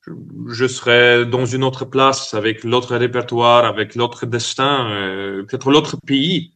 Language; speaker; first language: French; non-native, fluent; Russian